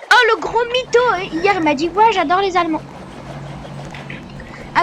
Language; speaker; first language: French; native; French